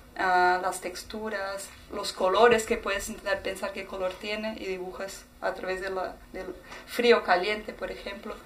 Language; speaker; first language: Spanish; non-native, fluent; Portuguese